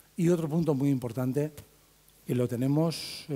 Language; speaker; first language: Spanish; native; Spanish